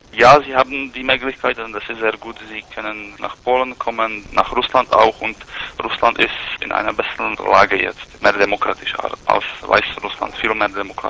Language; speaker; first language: German; non-native, fluent; Czech